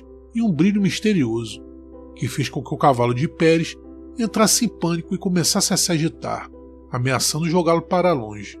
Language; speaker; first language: Portuguese; native; Portuguese